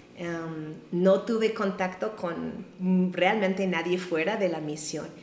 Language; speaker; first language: Spanish; non-native, fluent; English